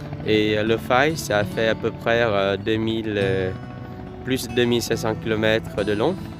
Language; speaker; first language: French; non-native, fluent; Vietnamese